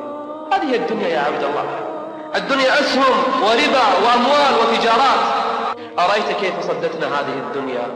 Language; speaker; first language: Arabic; native; Arabic